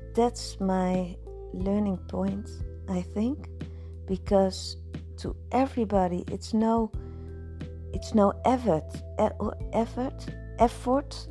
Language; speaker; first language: English; non-native, learner; Dutch